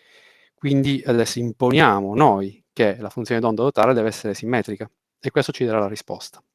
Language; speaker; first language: Italian; native; Italian